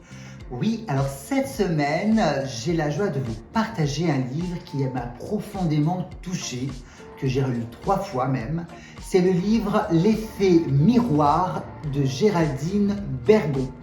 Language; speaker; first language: French; native; French